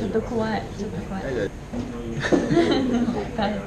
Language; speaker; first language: Japanese; non-native, learner; German